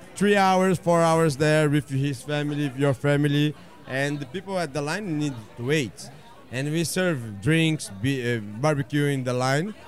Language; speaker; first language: English; non-native, fluent; Portuguese